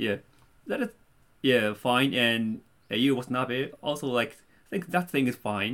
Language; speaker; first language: English; non-native, fluent; Japanese